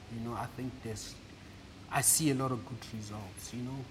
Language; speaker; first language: English; non-native, local second language; Southern Sotho